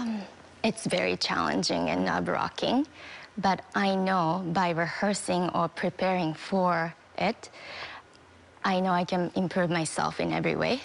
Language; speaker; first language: English; non-native, fluent; Japanese